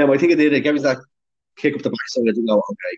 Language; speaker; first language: English; native; English